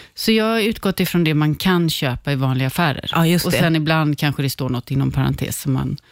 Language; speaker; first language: Swedish; native; Swedish